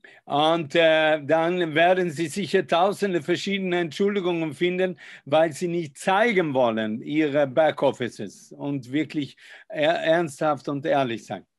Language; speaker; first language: German; non-native, fluent; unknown